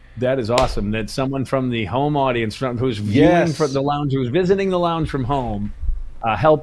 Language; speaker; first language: English; native; English